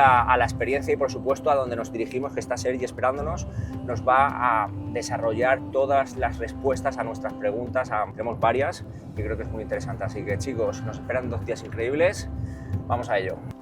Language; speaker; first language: Spanish; native; Spanish